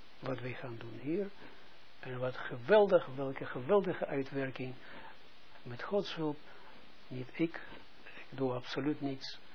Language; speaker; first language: Dutch; non-native, fluent; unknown